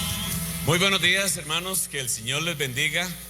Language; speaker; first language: Spanish; native; Spanish